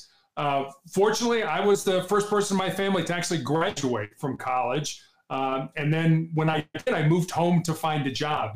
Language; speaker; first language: English; native; English